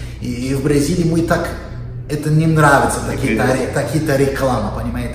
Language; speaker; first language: Russian; non-native, learner; Portuguese